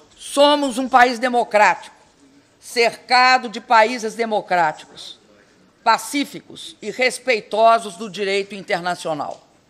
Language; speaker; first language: Portuguese; native; Portuguese